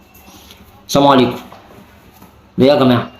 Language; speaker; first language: Arabic; native; Arabic